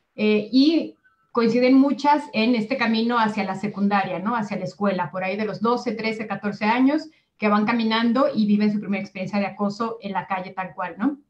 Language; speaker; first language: Spanish; native; Spanish